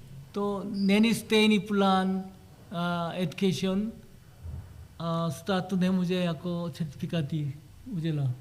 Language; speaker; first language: Czech; non-native, learner; Korean